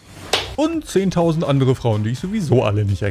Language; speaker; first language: German; native; German